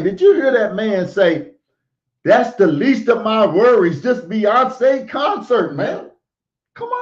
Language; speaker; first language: English; native; English